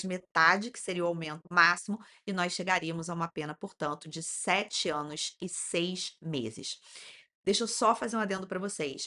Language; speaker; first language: Portuguese; native; Portuguese